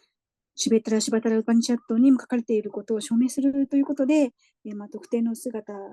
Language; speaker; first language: Japanese; native; Japanese